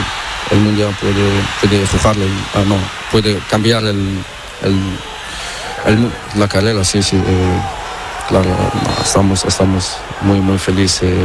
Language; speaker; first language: Spanish; non-native, learner; Portuguese